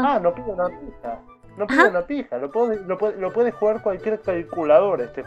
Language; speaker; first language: Spanish; native; Spanish